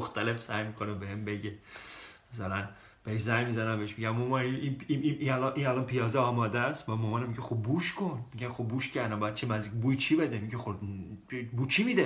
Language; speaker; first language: Persian; early bilingual, heritage; Persian